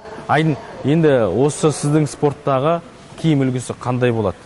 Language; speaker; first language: Kazakh; native; Kazakh